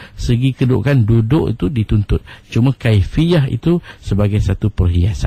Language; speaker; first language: Malay; native; Malay